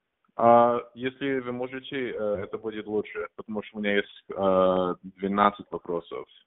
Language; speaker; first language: Russian; non-native, learner; English